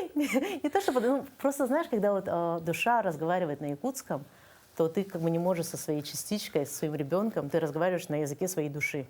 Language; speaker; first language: Russian; native; Russian